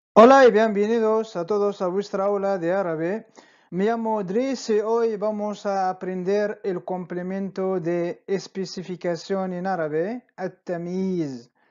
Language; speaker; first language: Spanish; non-native, fluent; Arabic